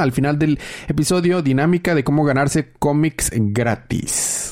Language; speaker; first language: Spanish; native; Spanish